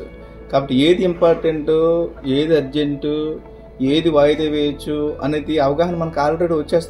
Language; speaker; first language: Telugu; native; Telugu